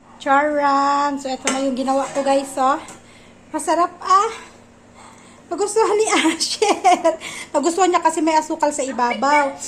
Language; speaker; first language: Filipino; native; Filipino